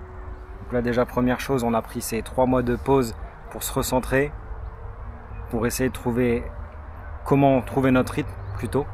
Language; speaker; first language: French; native; French